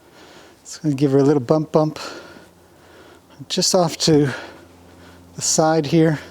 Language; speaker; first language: English; native; English